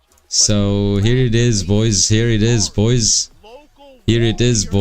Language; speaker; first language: English; non-native, local second language; Arabic